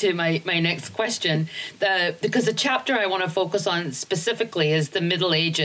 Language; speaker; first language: English; native; English